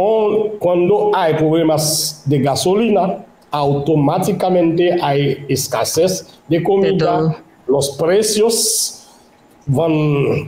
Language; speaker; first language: Spanish; non-native, local second language; Haitian Creole